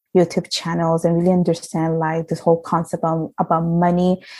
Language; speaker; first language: English; non-native, fluent; Italian